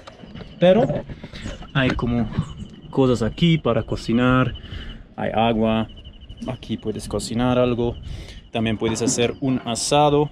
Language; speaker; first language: Spanish; non-native, fluent; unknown